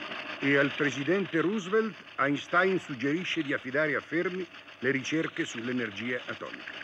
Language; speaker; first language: Italian; native; Italian